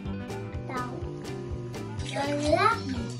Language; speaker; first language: Indonesian; early bilingual, heritage; Indonesian